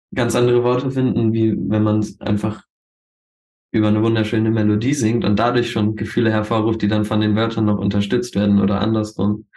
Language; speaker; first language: German; native; German